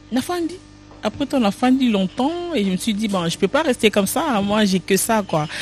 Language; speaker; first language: French; non-native, local second language; Lingala